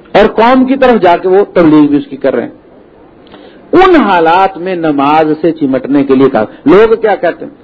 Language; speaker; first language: Urdu; non-native, local second language; Punjabi